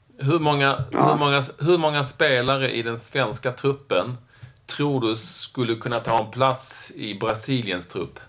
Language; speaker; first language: Swedish; native; Swedish